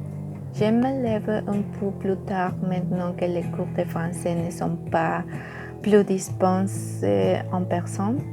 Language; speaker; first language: French; non-native, learner; Spanish